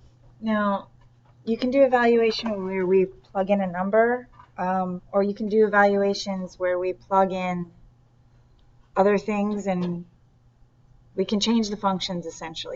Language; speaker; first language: English; native; English